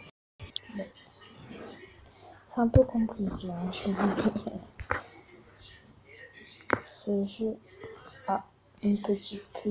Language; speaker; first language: French; native; French